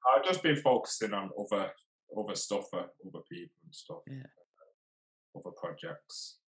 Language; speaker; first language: English; native; English